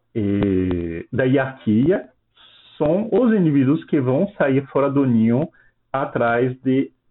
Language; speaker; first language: Portuguese; non-native, fluent; French